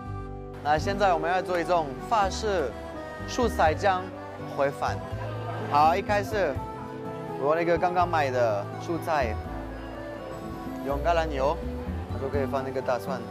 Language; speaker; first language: Chinese; non-native, fluent; French